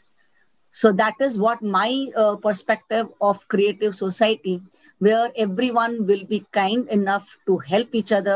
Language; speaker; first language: English; non-native, local second language; Gujarati